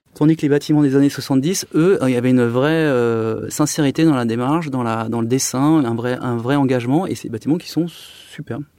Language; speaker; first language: French; native; French